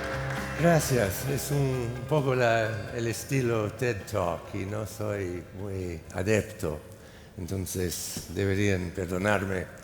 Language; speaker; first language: Spanish; non-native, fluent; English